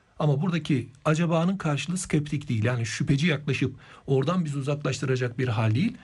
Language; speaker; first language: Turkish; native; Turkish